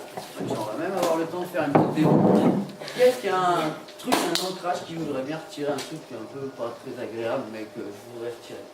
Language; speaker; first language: French; native; French